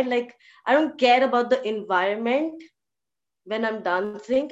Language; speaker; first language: English; early bilingual, other home language; Hindi